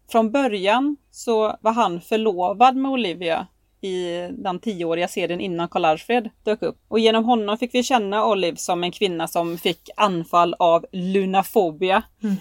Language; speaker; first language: Swedish; native; Swedish